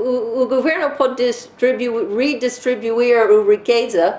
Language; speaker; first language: Portuguese; non-native, learner; English